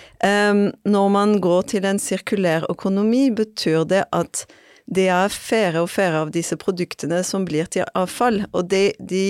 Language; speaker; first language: Norwegian; non-native, fluent; French